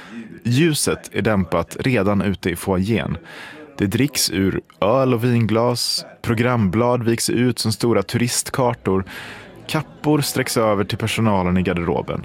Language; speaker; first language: Swedish; native; Swedish